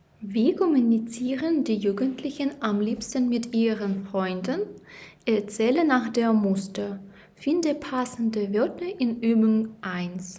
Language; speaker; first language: German; non-native, fluent; Ukrainian